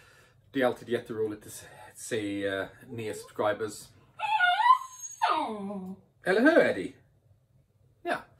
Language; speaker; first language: Swedish; non-native, fluent; English